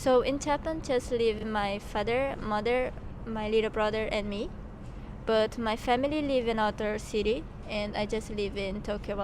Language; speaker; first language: English; non-native, local second language; Portuguese